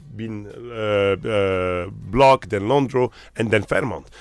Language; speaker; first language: English; non-native, fluent; Arabic